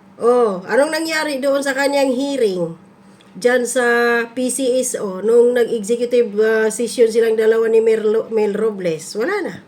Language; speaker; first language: Filipino; non-native, local second language; Cebuano